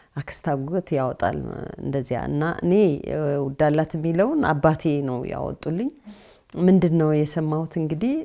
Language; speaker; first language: Amharic; native; Amharic